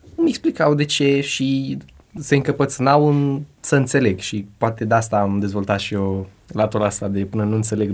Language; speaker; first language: Romanian; early bilingual, heritage; Romanian